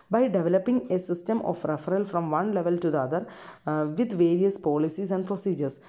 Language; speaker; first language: English; non-native, local second language; Malayalam